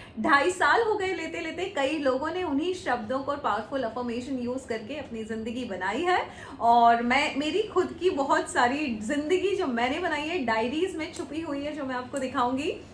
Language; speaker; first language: Hindi; native; Hindi